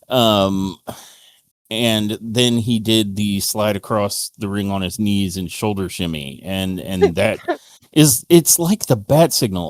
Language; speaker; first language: English; native; English